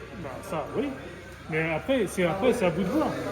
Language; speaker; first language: French; native; French